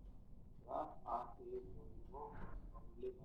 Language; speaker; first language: French; non-native, learner; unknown